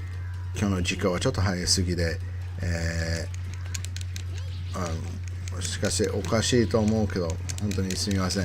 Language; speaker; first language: Japanese; non-native, learner; English